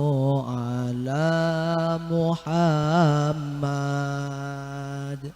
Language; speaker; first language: Indonesian; native; Indonesian